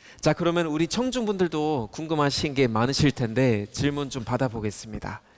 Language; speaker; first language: Korean; non-native, fluent; German